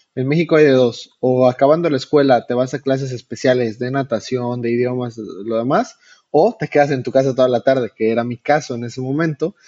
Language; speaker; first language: Spanish; native; Spanish